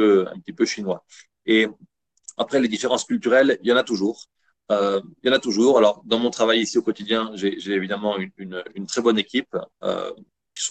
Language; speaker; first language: French; native; French